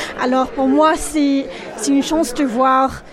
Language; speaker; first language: French; non-native, learner; English